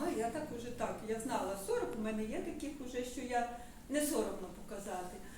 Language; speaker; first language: Ukrainian; native; Ukrainian